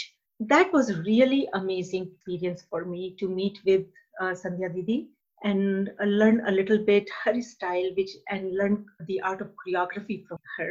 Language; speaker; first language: English; non-native, local second language; Hindi